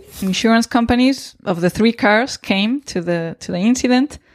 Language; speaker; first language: English; non-native, fluent; Spanish